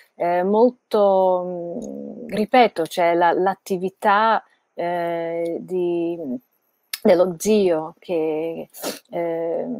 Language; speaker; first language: Italian; non-native, fluent; Bangla